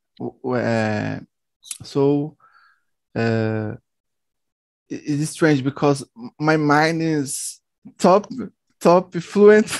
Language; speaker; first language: English; non-native, learner; Portuguese